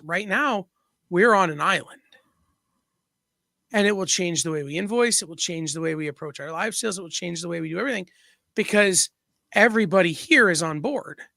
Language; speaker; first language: English; native; English